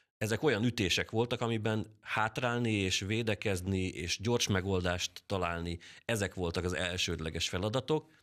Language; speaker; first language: Hungarian; native; Hungarian